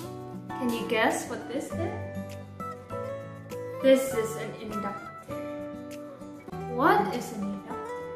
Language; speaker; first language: English; non-native, learner; Indonesian